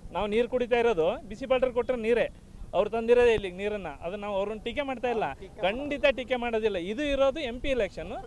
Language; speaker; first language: Kannada; native; Kannada